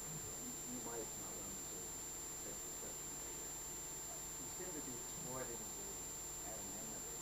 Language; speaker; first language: English; non-native, learner; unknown